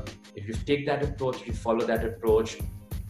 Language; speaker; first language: English; non-native, local second language; Urdu